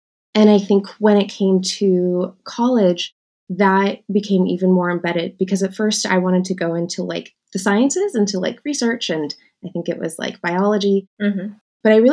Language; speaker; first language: English; native; English